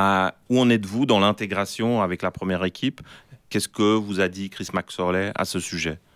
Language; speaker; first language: French; native; French